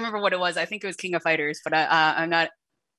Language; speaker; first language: English; early bilingual, other home language; Wu Chinese